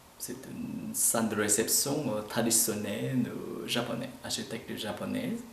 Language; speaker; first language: French; non-native, fluent; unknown